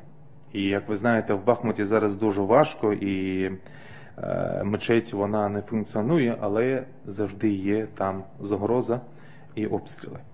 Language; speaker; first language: Ukrainian; non-native, fluent; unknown